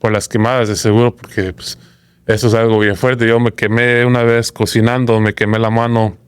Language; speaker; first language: Spanish; early bilingual, heritage; Spanish